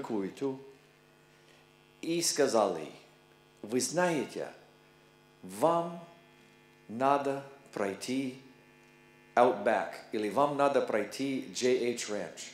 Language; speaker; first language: Russian; non-native, learner; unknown